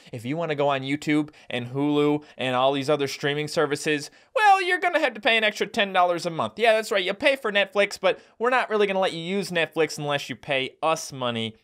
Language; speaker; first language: English; native; English